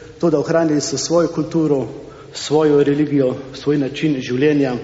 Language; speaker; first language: Slovenian; native; Slovenian